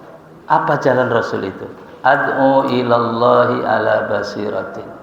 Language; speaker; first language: Indonesian; native; Indonesian